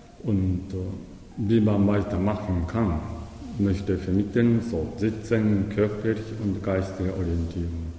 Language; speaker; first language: German; non-native, learner; Japanese